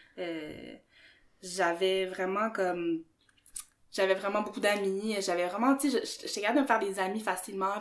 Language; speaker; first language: French; native; French